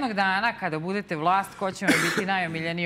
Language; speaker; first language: Serbian; native; Serbian